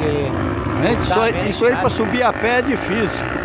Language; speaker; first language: Portuguese; native; Portuguese